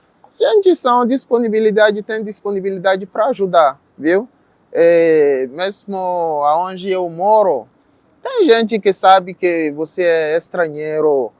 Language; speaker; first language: Portuguese; non-native, learner; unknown